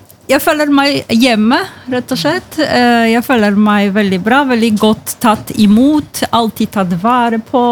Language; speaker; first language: Norwegian; non-native, fluent; Polish